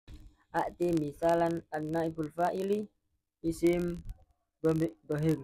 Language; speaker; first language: Arabic; non-native, learner; Indonesian